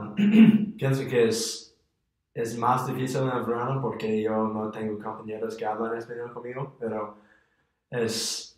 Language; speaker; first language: Spanish; non-native, fluent; English